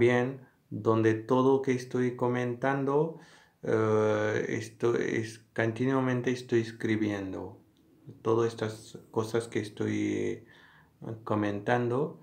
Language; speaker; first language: Spanish; non-native, learner; Hindi